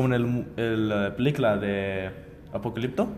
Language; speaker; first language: Spanish; non-native, learner; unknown